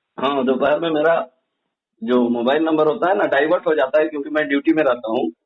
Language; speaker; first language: Hindi; native; Hindi